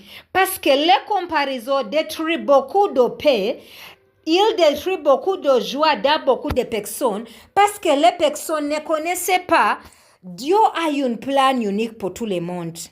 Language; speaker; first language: French; non-native, learner; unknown